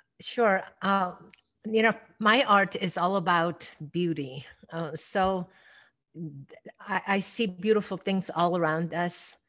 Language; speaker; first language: English; non-native, fluent; Korean